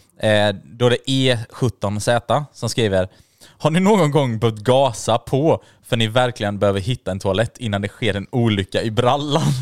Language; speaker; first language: Swedish; native; Swedish